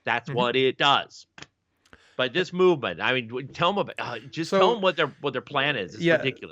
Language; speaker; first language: English; native; English